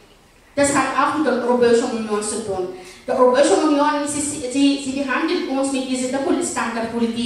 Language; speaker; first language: German; non-native, fluent; Arabic